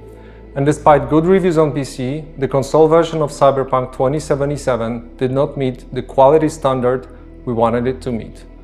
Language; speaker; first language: English; non-native, fluent; Polish